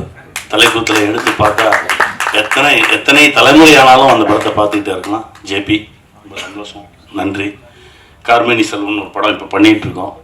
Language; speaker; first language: Tamil; native; Tamil